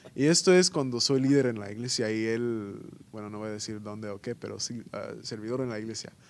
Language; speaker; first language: Spanish; early bilingual, heritage; Spanish